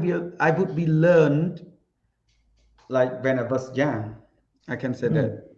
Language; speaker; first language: English; non-native, learner; Khmer